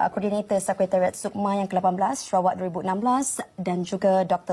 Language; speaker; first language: Malay; native; Malay